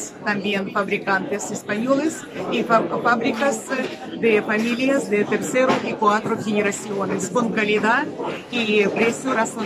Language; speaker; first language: Spanish; non-native, learner; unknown